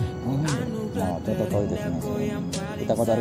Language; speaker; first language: Japanese; non-native, fluent; Indonesian